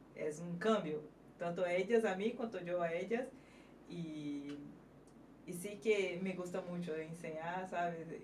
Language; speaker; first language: Spanish; non-native, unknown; Portuguese